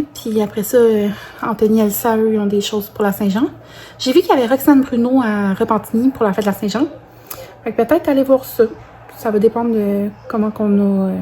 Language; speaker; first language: French; native; French